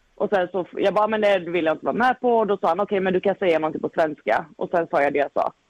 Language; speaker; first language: Swedish; native; Swedish